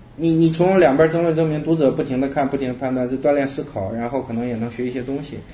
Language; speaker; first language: Chinese; native; Chinese